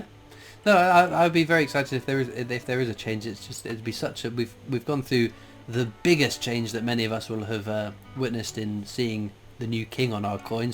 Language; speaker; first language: English; native; English